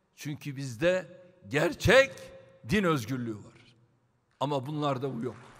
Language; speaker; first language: Turkish; native; Turkish